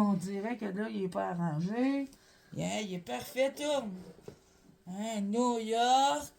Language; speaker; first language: French; native; French